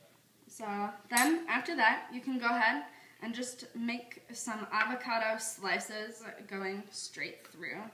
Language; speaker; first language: English; native; English